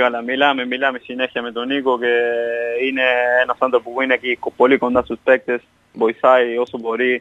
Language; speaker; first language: Greek; non-native, fluent; Spanish